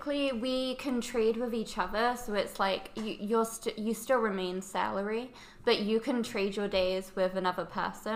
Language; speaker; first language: English; native; English